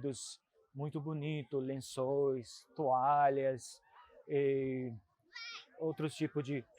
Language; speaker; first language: Portuguese; non-native, fluent; Punjabi